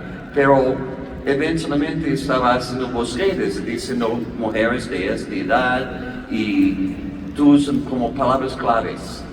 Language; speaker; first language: Spanish; non-native, learner; English